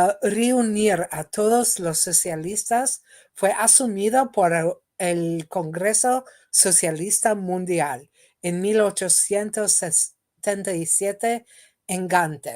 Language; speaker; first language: Spanish; non-native, fluent; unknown